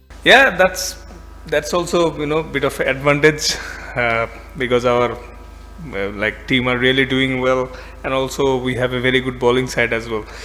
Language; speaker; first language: English; non-native, local second language; Bangla